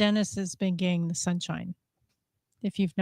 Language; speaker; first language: English; native; English